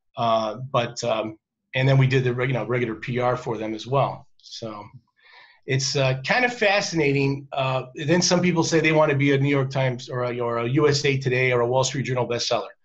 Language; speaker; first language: English; native; English